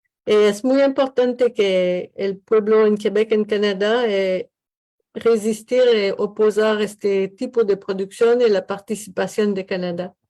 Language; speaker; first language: Spanish; non-native, learner; French